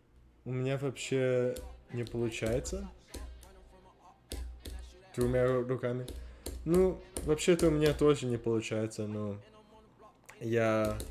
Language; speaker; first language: Russian; non-native, learner; English